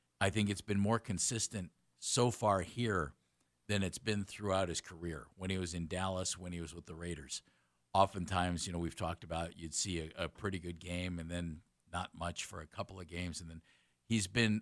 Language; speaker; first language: English; native; English